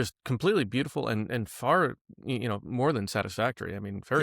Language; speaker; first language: English; native; English